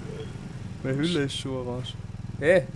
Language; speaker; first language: German; native; German